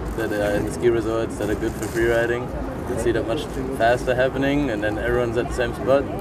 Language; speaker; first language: English; non-native, fluent; German